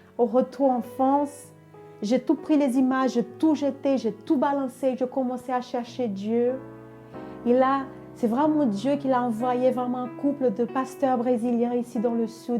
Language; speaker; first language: French; non-native, fluent; Portuguese